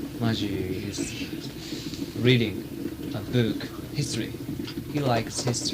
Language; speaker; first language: English; non-native, learner; Japanese